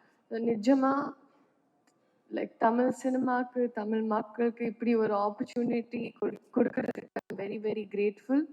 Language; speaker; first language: Tamil; non-native, learner; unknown